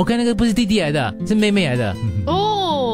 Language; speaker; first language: Chinese; native; Chinese